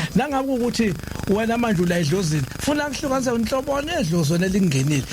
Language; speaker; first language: Zulu; native; Zulu